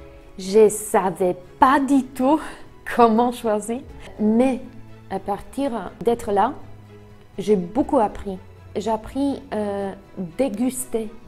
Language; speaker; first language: French; non-native, fluent; Polish